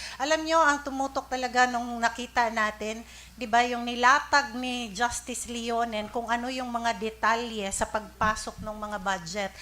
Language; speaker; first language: Filipino; non-native, local second language; Cebuano